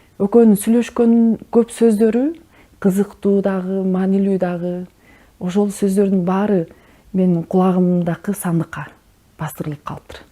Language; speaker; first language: Kyrgyz; native; Kyrgyz